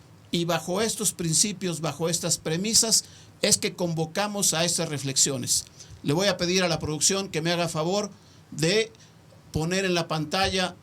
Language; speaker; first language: Spanish; native; Spanish